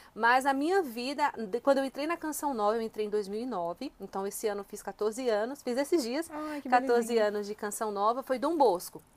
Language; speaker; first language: Portuguese; native; Portuguese